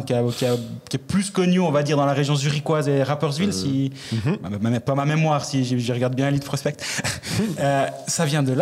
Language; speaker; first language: French; native; French